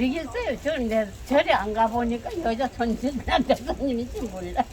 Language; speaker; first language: Korean; native; Korean